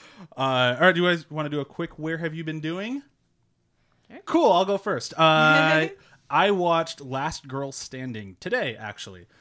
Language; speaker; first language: English; native; English